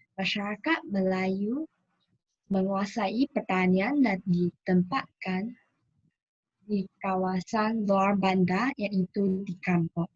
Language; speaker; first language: Malay; non-native, local second language; Chinese